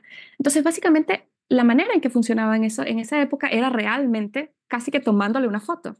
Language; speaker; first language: Spanish; native; Spanish